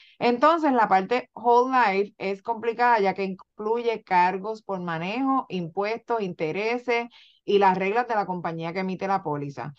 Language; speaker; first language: Spanish; native; Spanish